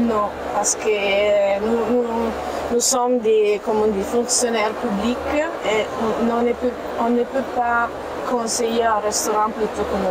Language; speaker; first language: French; non-native, fluent; Italian